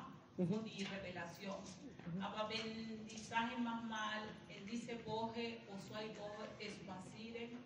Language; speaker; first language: German; non-native, learner; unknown